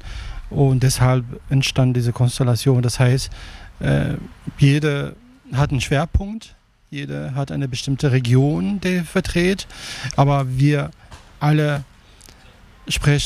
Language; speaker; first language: German; non-native, fluent; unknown